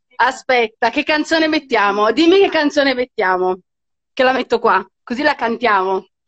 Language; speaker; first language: Italian; native; Italian